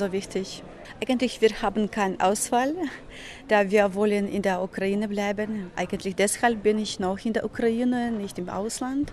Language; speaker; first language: German; non-native, fluent; Ukrainian